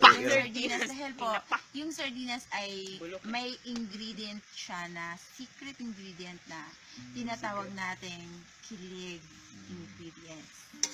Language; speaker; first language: Filipino; non-native, local second language; Cebuano